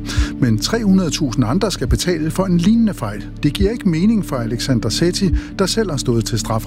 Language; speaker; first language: Danish; native; Danish